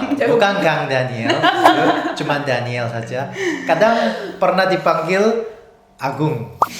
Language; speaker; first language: Indonesian; non-native, fluent; Korean